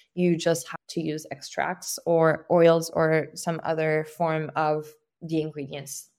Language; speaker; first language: English; non-native, fluent; French